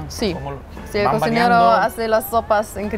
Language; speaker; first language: Spanish; non-native, learner; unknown